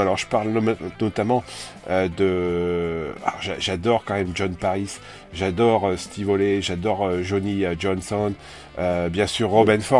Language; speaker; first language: French; native; French